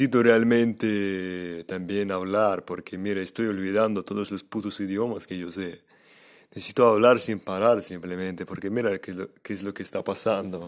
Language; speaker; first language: Spanish; non-native, fluent; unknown